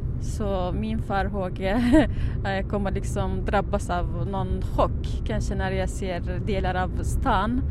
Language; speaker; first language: Swedish; non-native, fluent; Arabic